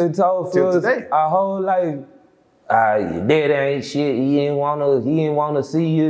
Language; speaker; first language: English; native; English